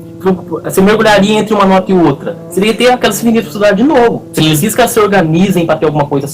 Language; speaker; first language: Portuguese; native; Portuguese